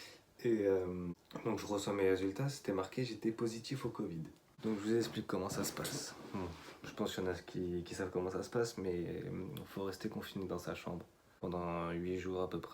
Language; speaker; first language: French; native; French